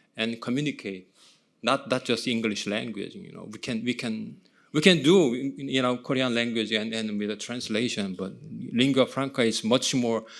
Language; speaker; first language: English; non-native, fluent; Korean